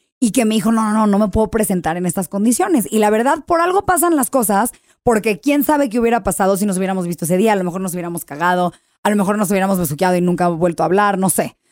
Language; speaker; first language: Spanish; early bilingual, heritage; English